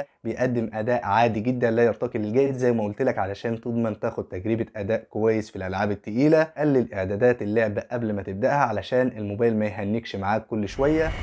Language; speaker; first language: Arabic; native; Arabic